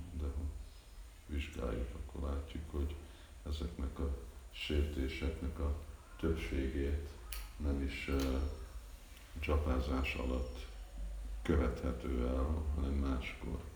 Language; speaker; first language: Hungarian; early bilingual, heritage; Hungarian